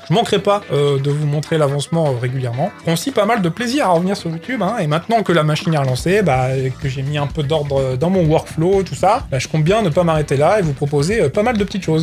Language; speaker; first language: French; native; French